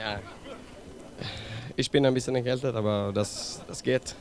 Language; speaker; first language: German; non-native, learner; Swedish